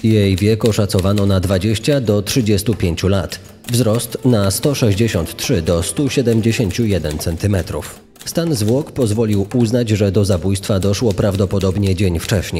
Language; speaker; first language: Polish; native; Polish